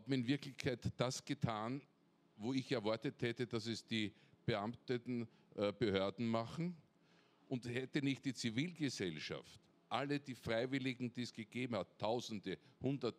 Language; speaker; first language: German; native; German